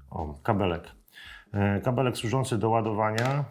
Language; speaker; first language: Polish; native; Polish